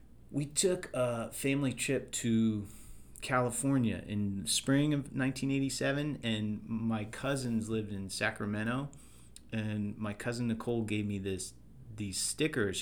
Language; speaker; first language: English; native; English